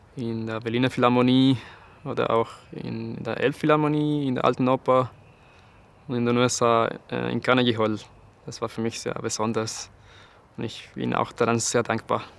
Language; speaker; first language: German; non-native, fluent; Spanish